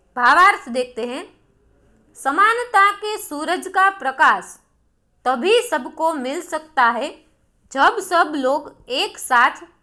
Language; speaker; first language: Hindi; non-native, local second language; Gujarati